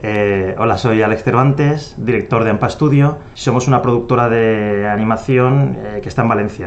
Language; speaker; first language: Spanish; native; Spanish